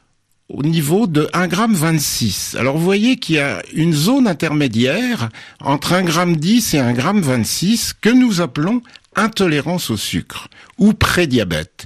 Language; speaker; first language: French; native; French